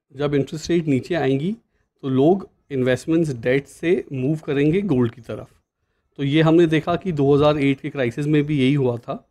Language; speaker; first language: Hindi; native; Hindi